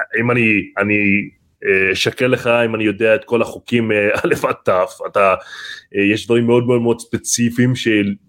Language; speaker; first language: Hebrew; non-native, local second language; Arabic